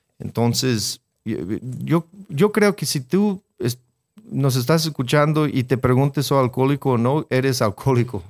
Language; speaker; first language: Spanish; non-native, fluent; English